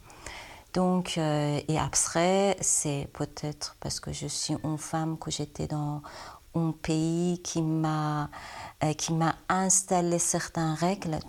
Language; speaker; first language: French; non-native, learner; Persian